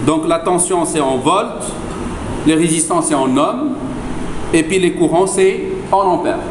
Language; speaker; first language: French; non-native, local second language; Arabic